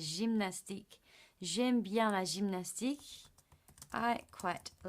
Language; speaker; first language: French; non-native, fluent; English